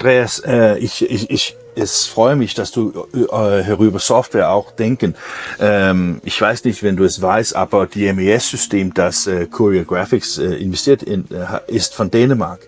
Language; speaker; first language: German; non-native, learner; Danish